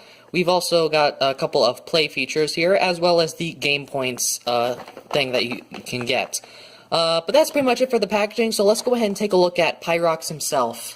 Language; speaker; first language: English; native; English